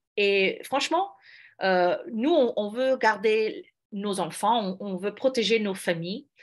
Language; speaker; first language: French; non-native, fluent; English